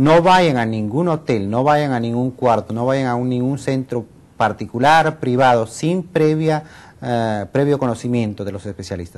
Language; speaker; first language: Spanish; native; Spanish